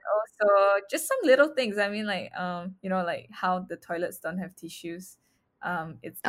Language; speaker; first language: English; non-native, local second language; Chinese